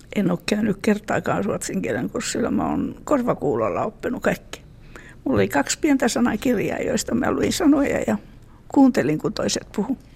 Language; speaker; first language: Finnish; native; Finnish